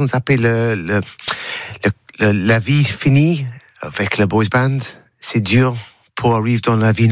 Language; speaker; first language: French; non-native, learner; English